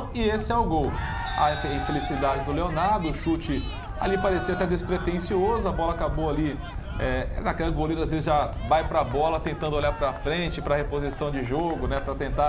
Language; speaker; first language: Portuguese; native; Portuguese